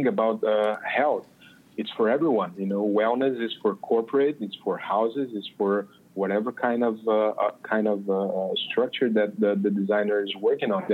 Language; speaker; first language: English; non-native, fluent; Portuguese